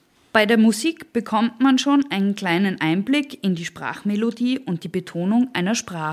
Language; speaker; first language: German; native; German